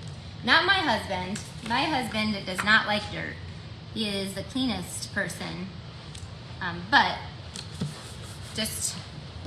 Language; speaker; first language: English; native; English